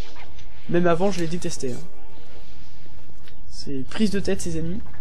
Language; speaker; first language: French; native; French